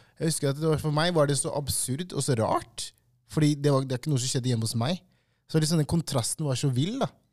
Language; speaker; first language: Norwegian; early bilingual, other home language; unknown